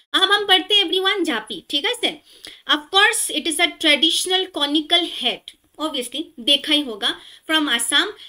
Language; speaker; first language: Hindi; non-native, local second language; Assamese